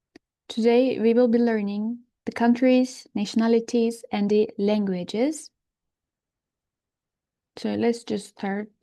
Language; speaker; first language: English; non-native, fluent; Turkish